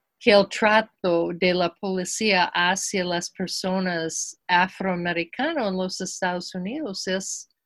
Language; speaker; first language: Spanish; non-native, fluent; English